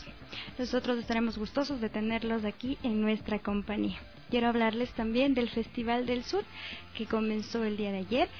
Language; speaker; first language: Spanish; native; Spanish